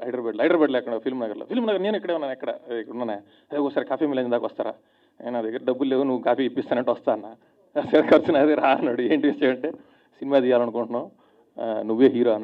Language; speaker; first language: Telugu; native; Telugu